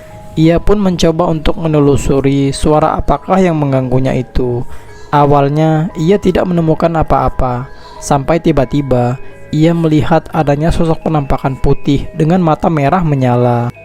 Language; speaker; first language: Indonesian; native; Indonesian